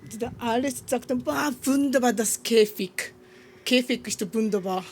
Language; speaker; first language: German; non-native, learner; Japanese